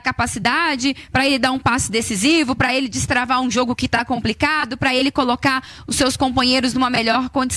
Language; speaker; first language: Portuguese; native; Portuguese